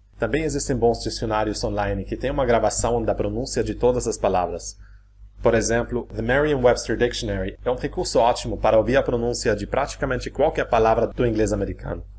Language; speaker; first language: Portuguese; non-native, fluent; German